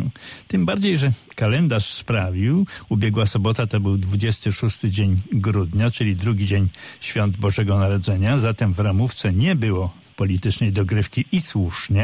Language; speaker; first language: Polish; native; Polish